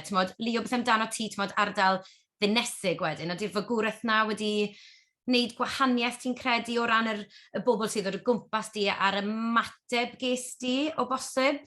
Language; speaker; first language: Welsh; native; Welsh